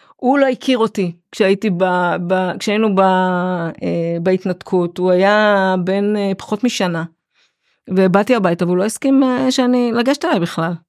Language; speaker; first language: Hebrew; native; Hebrew